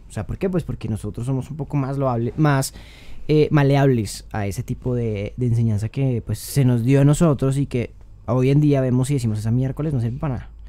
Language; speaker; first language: Spanish; native; Spanish